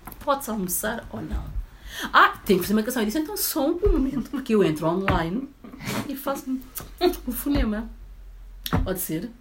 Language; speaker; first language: Portuguese; early bilingual, other home language; Upper Guinea Crioulo